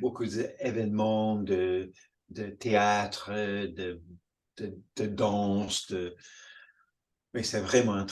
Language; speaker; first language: French; non-native, fluent; English